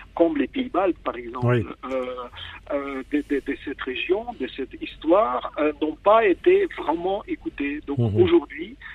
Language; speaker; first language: French; non-native, fluent; Ukrainian